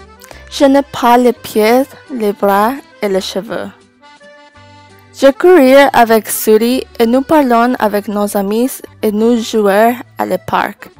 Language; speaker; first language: French; non-native, learner; English